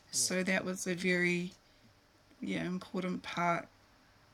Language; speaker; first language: English; native; English